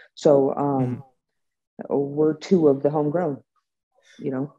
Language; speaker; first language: English; native; English